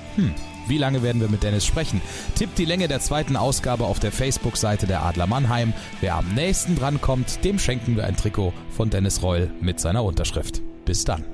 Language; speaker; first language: German; native; German